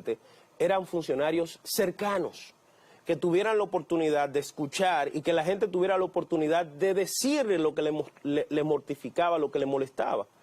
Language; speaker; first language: Spanish; native; Spanish